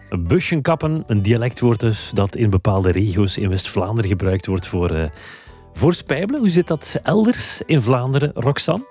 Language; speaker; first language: Dutch; native; Dutch